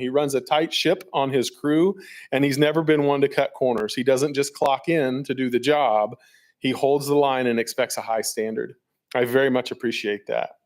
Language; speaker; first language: English; native; English